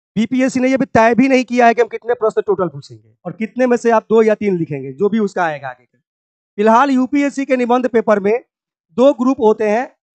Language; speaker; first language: Hindi; native; Hindi